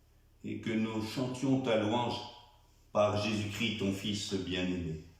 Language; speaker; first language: French; native; French